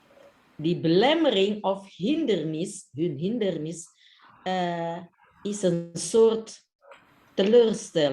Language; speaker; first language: Dutch; non-native, fluent; Indonesian